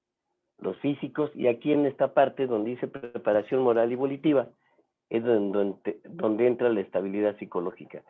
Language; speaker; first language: Spanish; native; Spanish